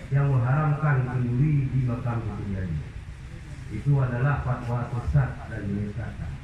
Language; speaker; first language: Indonesian; non-native, local second language; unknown